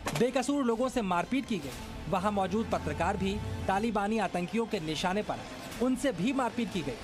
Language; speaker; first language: Hindi; native; Hindi